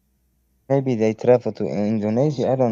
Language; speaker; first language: English; non-native, fluent; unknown